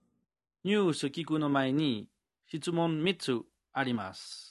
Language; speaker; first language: Japanese; non-native, learner; French